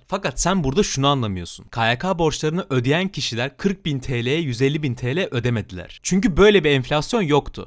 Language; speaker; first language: Turkish; native; Turkish